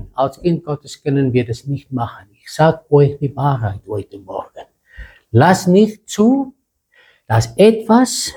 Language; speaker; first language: German; non-native, fluent; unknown